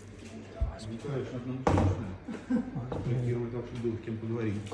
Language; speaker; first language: Russian; native; Russian